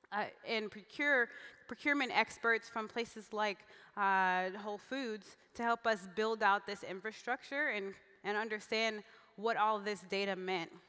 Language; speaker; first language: English; native; English